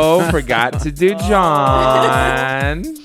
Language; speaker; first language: English; native; English